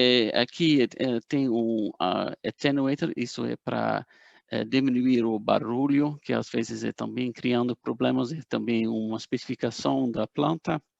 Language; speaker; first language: Portuguese; non-native, fluent; Dutch